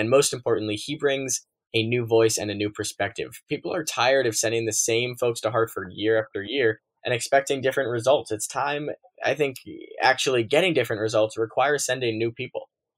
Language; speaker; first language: English; native; English